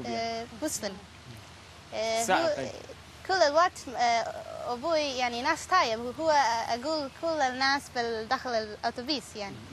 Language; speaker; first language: Arabic; non-native, learner; Spanish